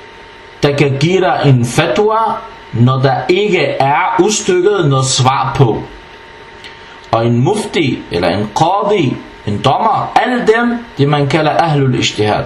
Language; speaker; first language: Danish; non-native, fluent; Arabic